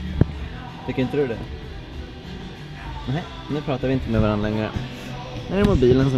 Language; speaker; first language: Swedish; native; Swedish